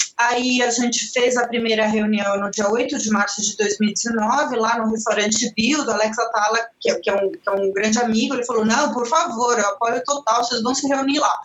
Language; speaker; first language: Portuguese; non-native, fluent; Spanish